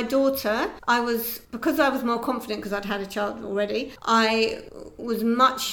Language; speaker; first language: English; native; English